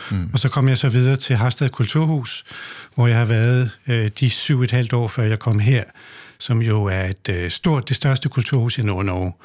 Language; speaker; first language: Danish; native; Danish